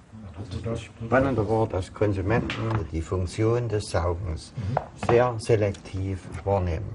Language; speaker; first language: German; native; German